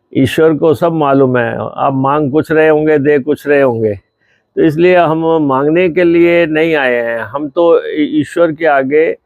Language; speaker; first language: Hindi; native; Hindi